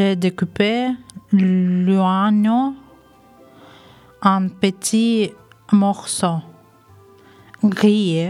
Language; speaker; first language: French; non-native, learner; Ukrainian